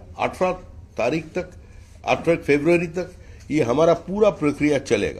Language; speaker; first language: Hindi; non-native, local second language; Bangla